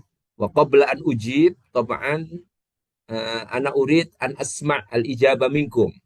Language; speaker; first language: Arabic; non-native, fluent; Indonesian